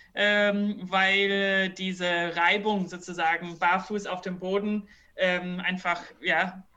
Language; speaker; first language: German; early bilingual, other home language; English